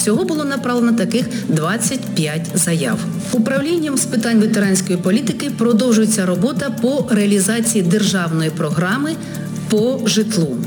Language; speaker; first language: Ukrainian; native; Ukrainian